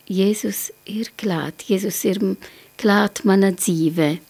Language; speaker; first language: Latvian; non-native, learner; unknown